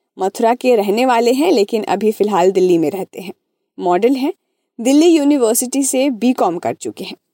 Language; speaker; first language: Hindi; native; Hindi